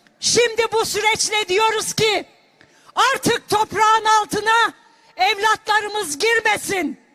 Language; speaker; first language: Turkish; non-native, local second language; Kurdish